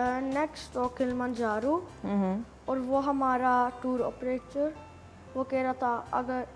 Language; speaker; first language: Hindi; early bilingual, heritage; Hindi